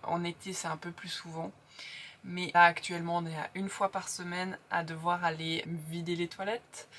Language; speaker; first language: French; native; French